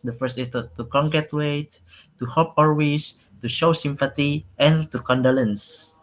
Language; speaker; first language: English; non-native, local second language; Indonesian